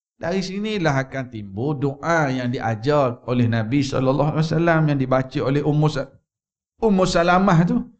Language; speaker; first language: Malay; native; Malay